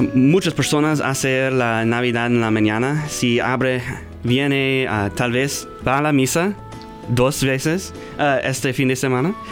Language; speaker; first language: Spanish; non-native, learner; English